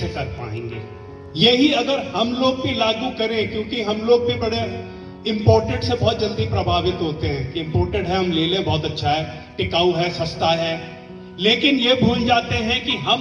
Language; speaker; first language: Hindi; native; Hindi